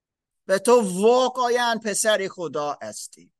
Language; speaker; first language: Persian; non-native, learner; English